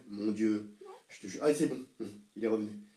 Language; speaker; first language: French; native; French